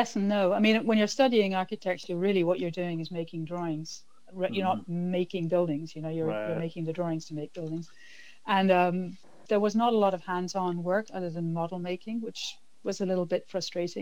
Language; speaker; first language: English; native; English